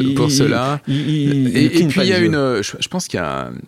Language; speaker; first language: French; native; French